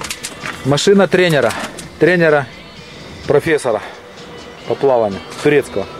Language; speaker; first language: Russian; native; Russian